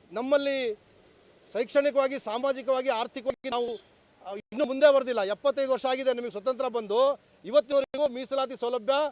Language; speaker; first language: Kannada; non-native, local second language; Lambadi